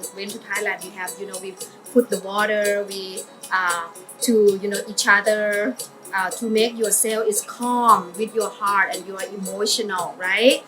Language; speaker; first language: English; non-native, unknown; Thai